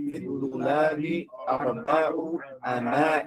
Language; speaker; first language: Arabic; non-native, learner; English